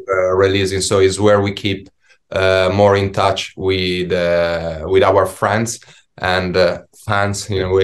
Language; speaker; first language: English; non-native, fluent; Italian